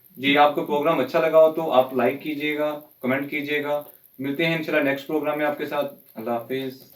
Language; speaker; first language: Urdu; native; Urdu